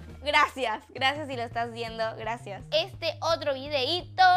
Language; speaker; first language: Spanish; native; Spanish